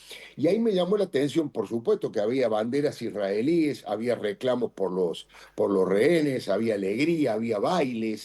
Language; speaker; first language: Spanish; native; Spanish